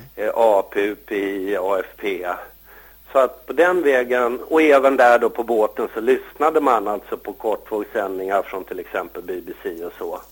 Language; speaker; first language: Swedish; native; Swedish